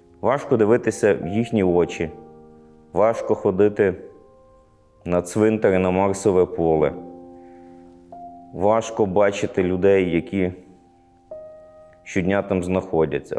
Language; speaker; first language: Ukrainian; native; Ukrainian